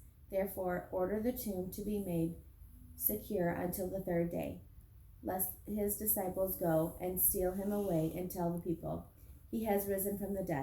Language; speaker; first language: English; native; English